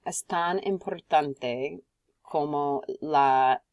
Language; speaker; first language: Spanish; non-native, fluent; English